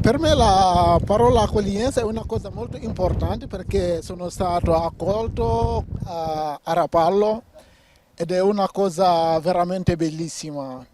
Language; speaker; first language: Italian; non-native, learner; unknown